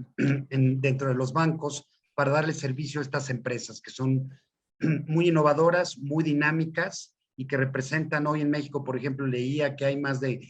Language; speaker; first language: Spanish; native; Spanish